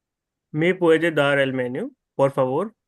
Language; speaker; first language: Spanish; non-native, learner; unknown